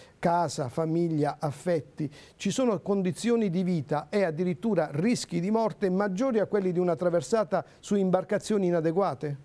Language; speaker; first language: Italian; native; Italian